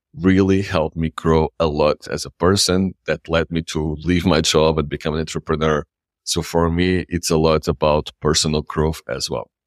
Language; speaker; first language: English; non-native, fluent; Portuguese